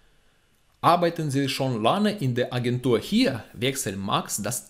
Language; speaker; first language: German; non-native, fluent; Russian